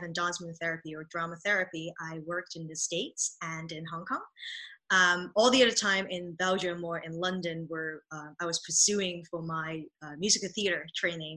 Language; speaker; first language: English; non-native, local second language; Cantonese